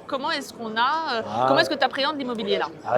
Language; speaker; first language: French; native; French